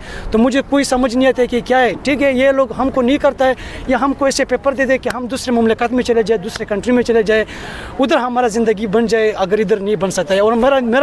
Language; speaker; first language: Hindi; non-native, fluent; Pashto